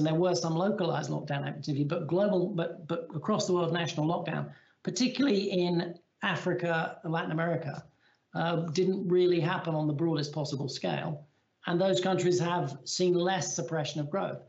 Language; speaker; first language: English; native; English